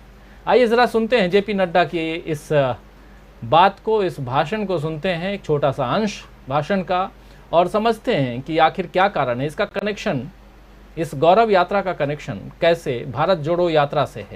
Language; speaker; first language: Hindi; native; Hindi